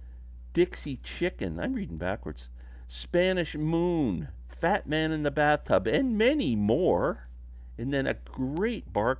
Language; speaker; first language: English; native; English